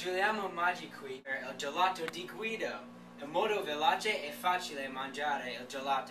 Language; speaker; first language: Italian; non-native, learner; English